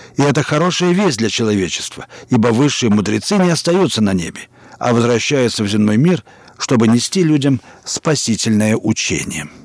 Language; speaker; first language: Russian; native; Russian